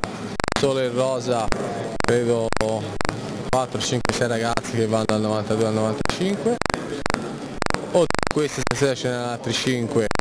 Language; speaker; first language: Italian; native; Italian